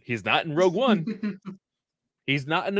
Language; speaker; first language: English; native; English